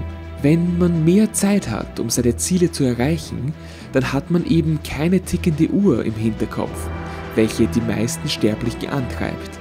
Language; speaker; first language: German; native; German